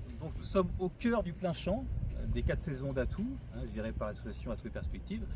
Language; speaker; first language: French; native; French